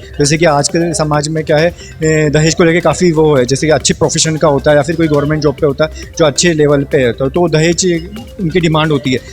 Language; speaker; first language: Hindi; native; Hindi